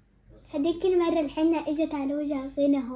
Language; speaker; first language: Arabic; native; Arabic